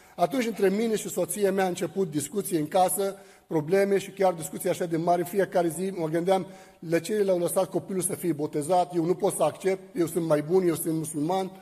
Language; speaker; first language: Romanian; non-native, fluent; Arabic